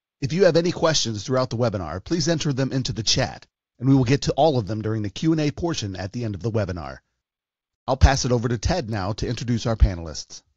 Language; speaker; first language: English; native; English